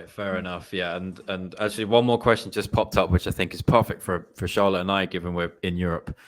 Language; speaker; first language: English; native; English